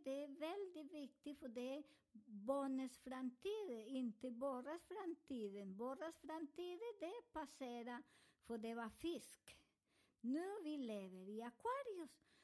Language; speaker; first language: Swedish; non-native, learner; Spanish